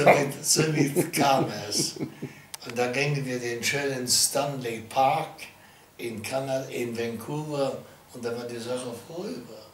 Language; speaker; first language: German; non-native, local second language; Luxembourgish